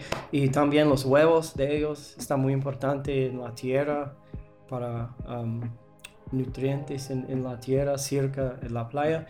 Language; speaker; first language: Spanish; non-native, learner; English